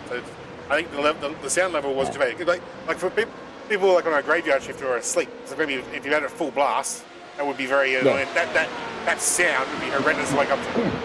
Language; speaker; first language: English; native; English